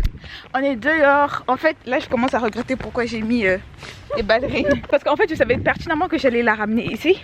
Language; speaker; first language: French; native; French